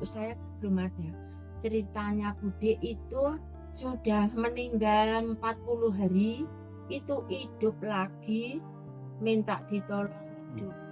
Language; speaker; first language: Indonesian; non-native, local second language; Javanese